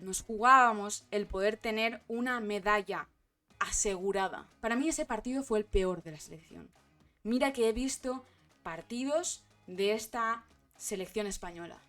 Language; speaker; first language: Spanish; native; Spanish